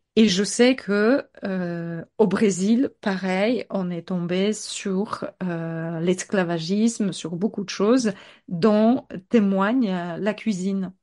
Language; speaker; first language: French; non-native, fluent; Polish